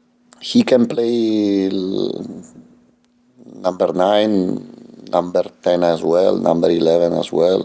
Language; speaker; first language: English; non-native, fluent; Italian